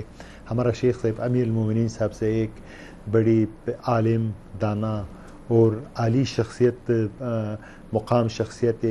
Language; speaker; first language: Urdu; non-native, learner; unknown